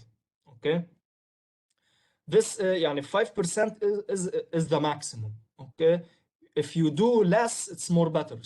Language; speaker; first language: English; non-native, local second language; Arabic